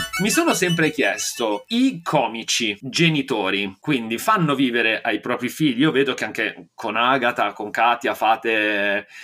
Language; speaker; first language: Italian; native; Italian